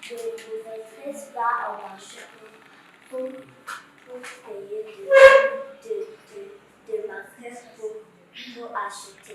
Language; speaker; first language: French; non-native, learner; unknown